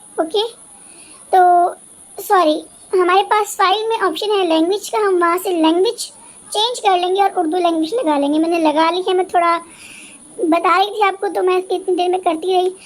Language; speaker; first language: Urdu; native; Urdu